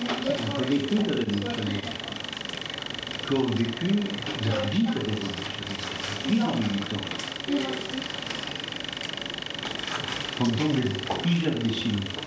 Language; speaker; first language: French; non-native, fluent; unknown